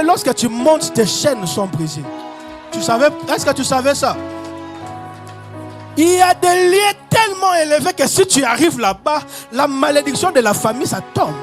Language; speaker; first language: French; non-native, local second language; Lingala